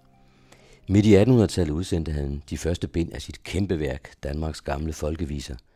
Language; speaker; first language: Danish; native; Danish